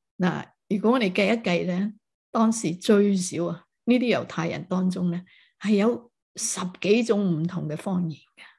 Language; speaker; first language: Chinese; non-native, local second language; Cantonese